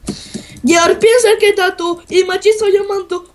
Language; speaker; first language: Russian; native; Russian